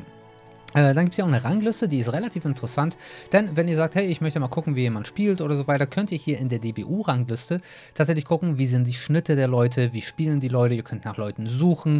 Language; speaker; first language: German; native; German